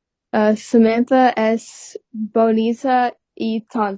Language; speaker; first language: Spanish; non-native, learner; English